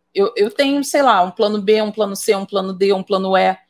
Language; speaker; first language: Portuguese; native; Portuguese